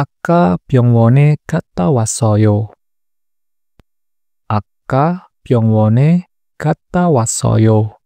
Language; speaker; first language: Korean; non-native, learner; Indonesian